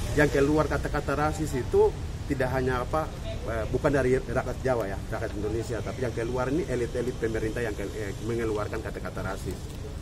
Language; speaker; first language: Indonesian; native; Indonesian